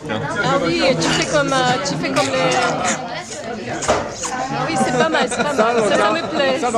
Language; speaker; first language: French; non-native, fluent; Polish